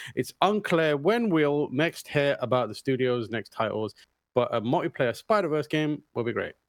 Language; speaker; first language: English; native; English